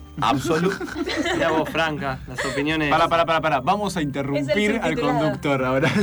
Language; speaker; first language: Spanish; native; Spanish